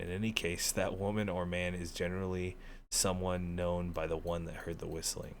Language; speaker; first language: English; native; English